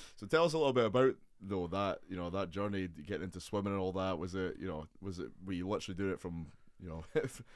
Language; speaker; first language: English; native; English